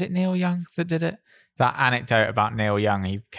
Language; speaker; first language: English; native; English